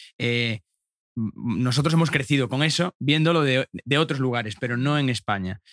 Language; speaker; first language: Spanish; native; Spanish